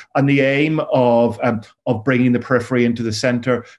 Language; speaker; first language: English; native; English